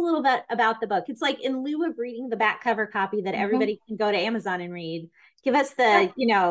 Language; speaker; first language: English; native; English